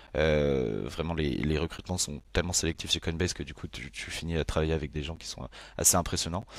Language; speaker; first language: French; native; French